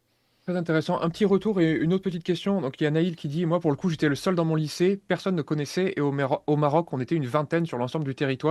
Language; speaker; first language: French; native; French